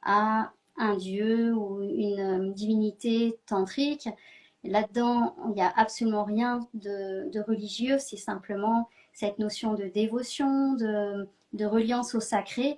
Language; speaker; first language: French; native; French